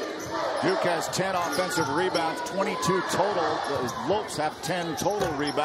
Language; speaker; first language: English; native; English